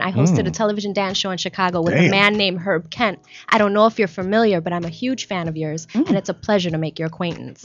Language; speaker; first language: English; native; English